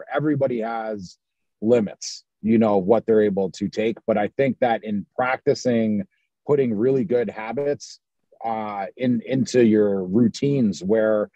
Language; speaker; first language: English; native; English